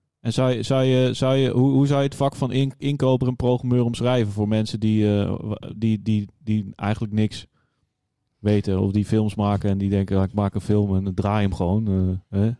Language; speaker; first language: Dutch; native; Dutch